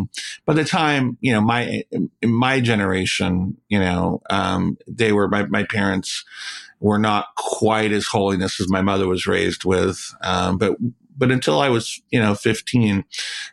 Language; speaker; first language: English; native; English